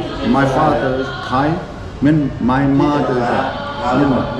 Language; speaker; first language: English; non-native, learner; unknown